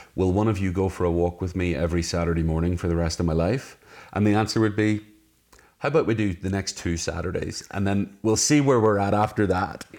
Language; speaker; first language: English; native; English